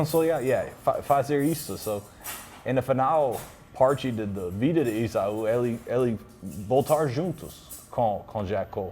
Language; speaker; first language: Portuguese; non-native, learner; English